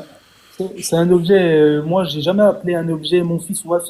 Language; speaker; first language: French; native; French